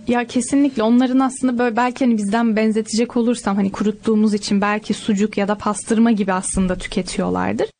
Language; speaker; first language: Turkish; native; Turkish